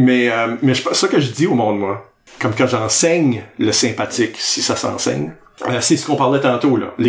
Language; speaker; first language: French; native; French